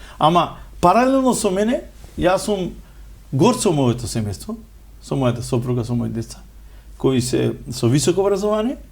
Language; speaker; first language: Macedonian; non-native, local second language; Romany